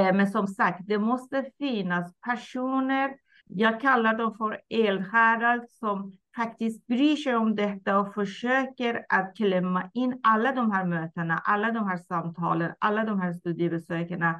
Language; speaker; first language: Swedish; non-native, fluent; Persian